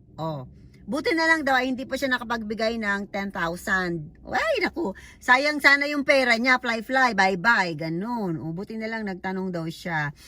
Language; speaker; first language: Filipino; non-native, local second language; Cebuano